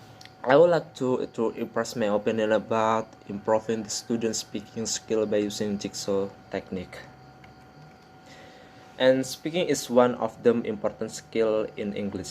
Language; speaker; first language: English; non-native, learner; Indonesian